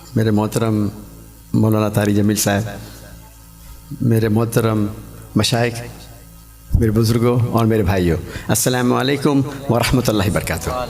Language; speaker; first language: Urdu; non-native, local second language; English